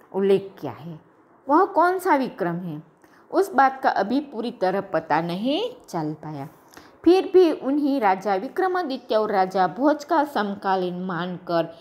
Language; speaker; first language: Hindi; non-native, local second language; Gujarati